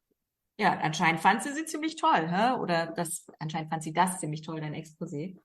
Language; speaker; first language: German; native; German